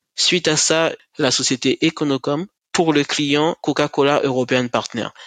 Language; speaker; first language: French; native; French